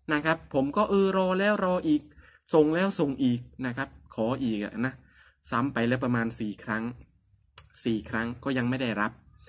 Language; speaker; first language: Thai; non-native, local second language; Northern Khmer